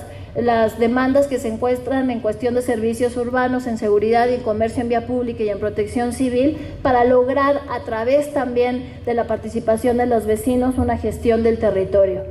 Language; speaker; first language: Spanish; native; Spanish